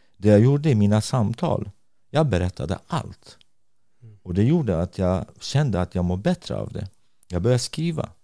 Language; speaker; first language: Swedish; non-native, fluent; Kurdish